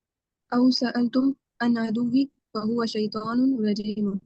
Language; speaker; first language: Arabic; non-native, learner; Urdu